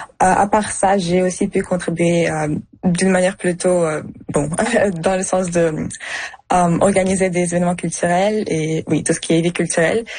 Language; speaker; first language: French; early bilingual, other home language; Russian